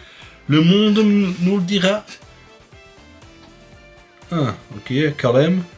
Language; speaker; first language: French; native; French